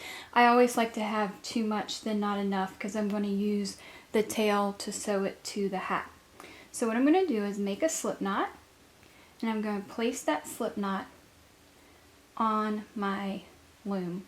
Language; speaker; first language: English; native; English